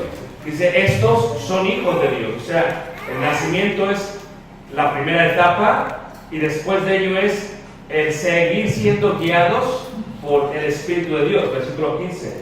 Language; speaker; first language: Spanish; early bilingual, heritage; Spanish